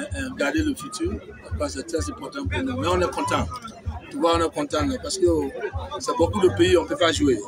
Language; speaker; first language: French; non-native, fluent; English